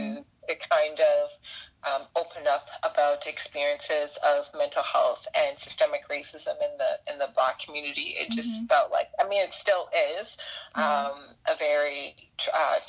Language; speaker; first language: English; native; English